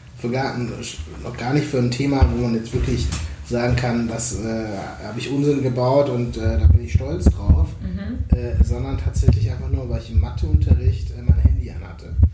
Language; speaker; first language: German; native; German